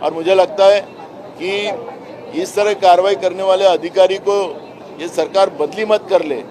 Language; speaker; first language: Hindi; non-native, local second language; Marathi